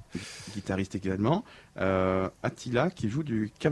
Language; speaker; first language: French; native; French